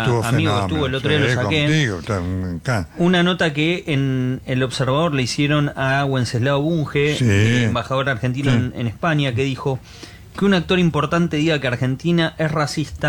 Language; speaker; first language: Spanish; native; Spanish